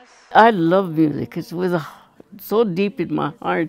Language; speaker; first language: English; early bilingual, other home language; Spanish